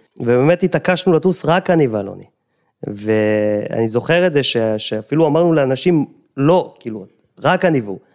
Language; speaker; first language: Hebrew; native; Hebrew